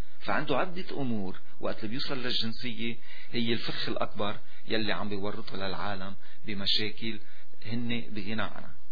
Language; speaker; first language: Arabic; native; Arabic